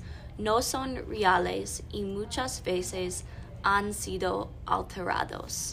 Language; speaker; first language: Spanish; non-native, learner; English